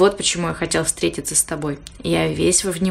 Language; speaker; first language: Russian; native; Russian